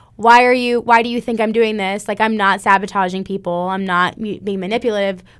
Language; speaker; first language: English; native; English